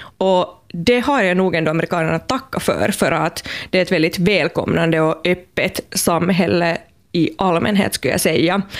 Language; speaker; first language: Swedish; native; Swedish